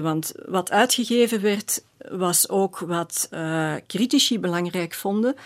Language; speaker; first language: Dutch; native; Dutch